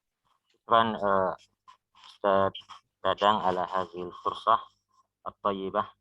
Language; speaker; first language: Arabic; non-native, fluent; Indonesian